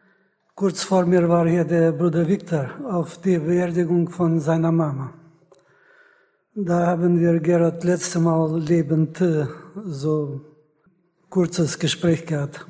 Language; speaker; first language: German; non-native, fluent; Russian